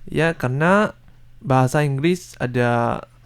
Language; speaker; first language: Indonesian; non-native, learner; Chinese